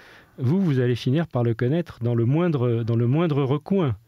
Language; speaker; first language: French; native; French